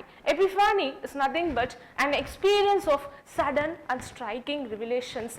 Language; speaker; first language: English; non-native, local second language; Tamil